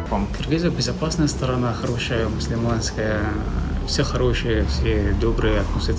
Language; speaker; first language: Russian; non-native, learner; Arabic